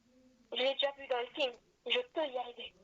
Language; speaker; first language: French; native; French